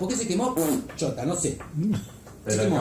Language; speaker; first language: Spanish; native; Spanish